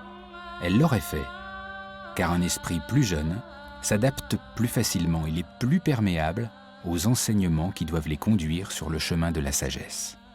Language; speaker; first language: French; native; French